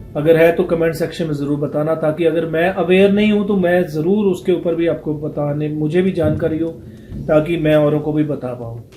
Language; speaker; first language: Hindi; non-native, local second language; Punjabi